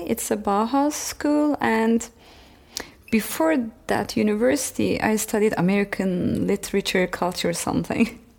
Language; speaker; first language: English; non-native, fluent; Turkish